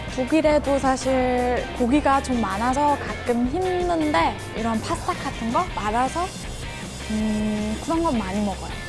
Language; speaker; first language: Korean; non-native, fluent; German